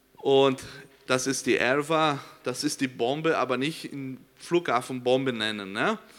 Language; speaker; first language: German; non-native, learner; Portuguese